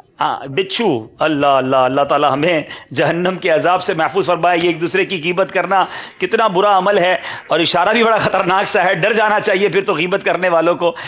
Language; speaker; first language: Urdu; native; Urdu